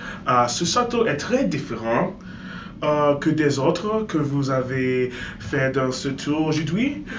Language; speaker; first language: French; non-native, learner; English